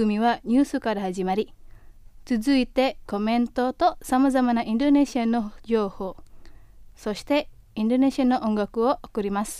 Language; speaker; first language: Japanese; non-native, fluent; Indonesian